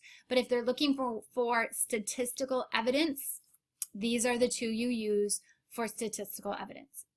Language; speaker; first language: English; native; English